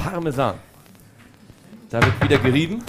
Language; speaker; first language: German; native; German